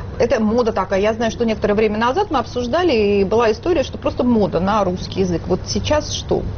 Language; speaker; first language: Russian; native; Russian